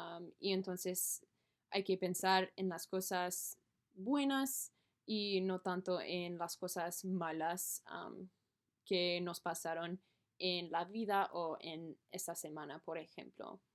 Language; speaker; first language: Spanish; non-native, learner; English